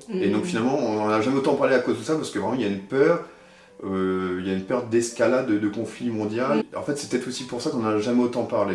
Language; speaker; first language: French; native; French